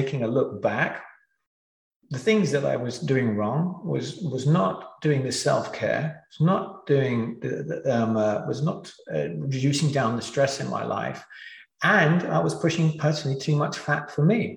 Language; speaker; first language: English; native; English